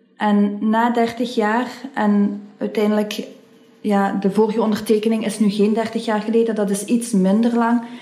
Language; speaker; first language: Dutch; native; Dutch